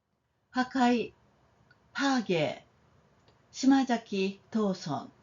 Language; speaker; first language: Japanese; non-native, fluent; Korean